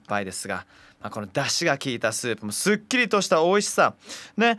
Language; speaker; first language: Japanese; native; Japanese